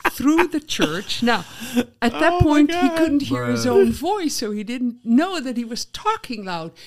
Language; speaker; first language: English; non-native, fluent; Dutch